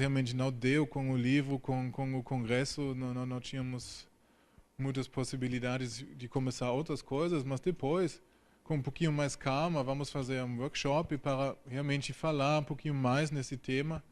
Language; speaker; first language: Portuguese; non-native, fluent; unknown